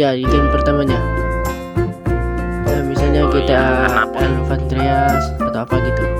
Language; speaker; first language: Indonesian; native; Indonesian